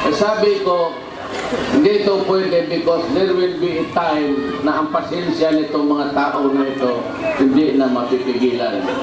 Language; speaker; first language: Filipino; non-native, local second language; Cebuano